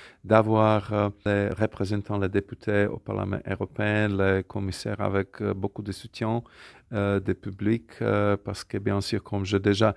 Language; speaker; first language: French; non-native, fluent; Slovak